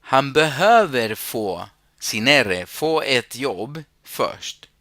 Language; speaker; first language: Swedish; non-native, fluent; Spanish